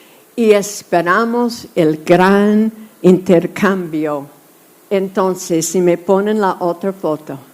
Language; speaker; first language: Spanish; non-native, fluent; English